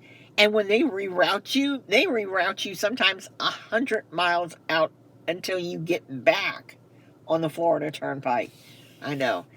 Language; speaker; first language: English; native; English